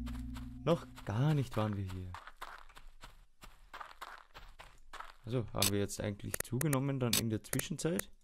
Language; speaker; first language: German; native; German